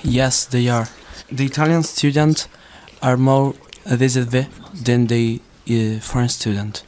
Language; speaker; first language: English; non-native, learner; Italian